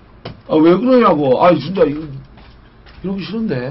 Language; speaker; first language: Korean; native; Korean